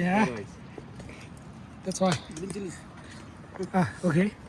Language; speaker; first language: English; non-native, learner; Burmese